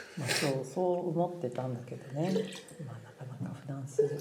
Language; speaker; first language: Japanese; native; Japanese